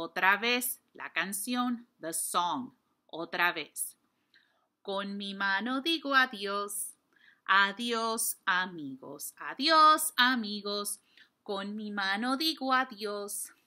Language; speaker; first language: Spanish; non-native, fluent; English